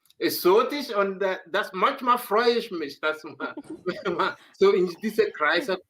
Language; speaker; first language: German; non-native, learner; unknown